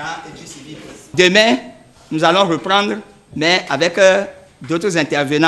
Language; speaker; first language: French; native; French